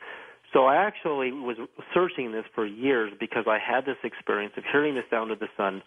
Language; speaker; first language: English; native; English